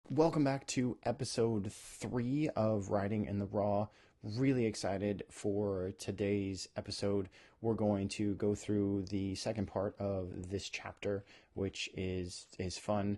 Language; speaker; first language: English; native; English